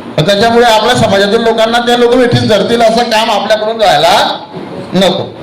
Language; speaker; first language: Marathi; non-native, local second language; Haryanvi